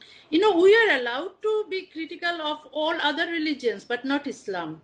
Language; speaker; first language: English; non-native, fluent; Bangla